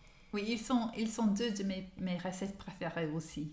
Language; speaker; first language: French; non-native, learner; English